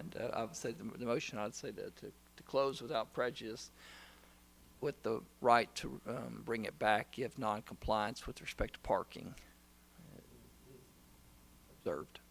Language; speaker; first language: English; native; English